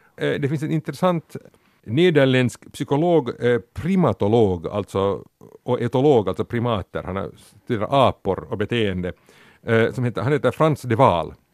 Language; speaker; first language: Swedish; native; Swedish